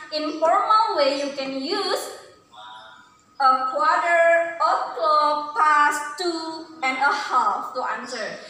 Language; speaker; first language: English; non-native, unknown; Indonesian